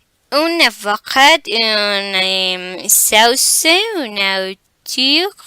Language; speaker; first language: French; non-native, learner; Spanish